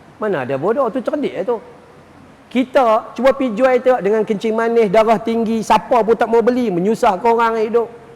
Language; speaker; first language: Malay; native; Malay